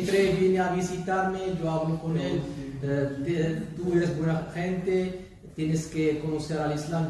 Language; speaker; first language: Spanish; non-native, learner; Arabic